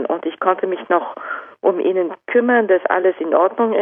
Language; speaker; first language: German; non-native, fluent; Japanese